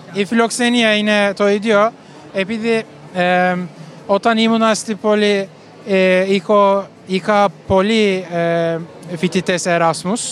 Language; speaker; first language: Greek; non-native, learner; Turkish